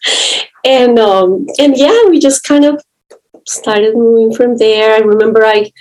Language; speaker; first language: English; non-native, fluent; Spanish